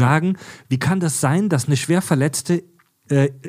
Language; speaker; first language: German; native; German